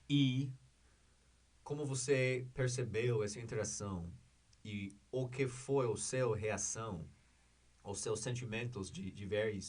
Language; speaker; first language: Portuguese; non-native, learner; English